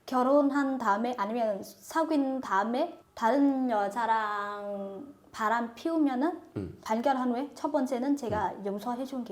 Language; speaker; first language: Korean; non-native, fluent; Vietnamese